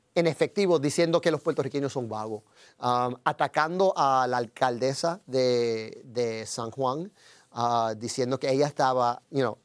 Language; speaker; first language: Spanish; early bilingual, heritage; Spanish